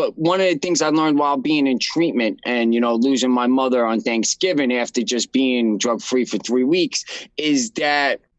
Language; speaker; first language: English; native; English